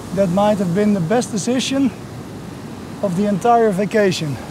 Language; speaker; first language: English; non-native, fluent; Dutch